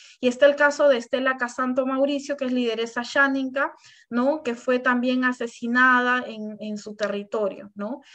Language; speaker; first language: Spanish; native; Spanish